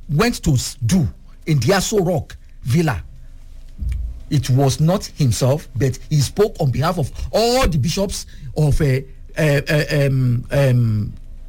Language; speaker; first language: English; non-native, local second language; Yoruba